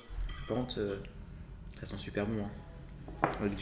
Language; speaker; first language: French; native; French